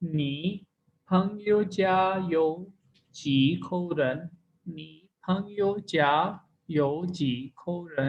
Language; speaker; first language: Chinese; non-native, learner; Urdu